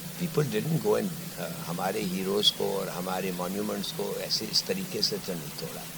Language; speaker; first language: Urdu; native; Urdu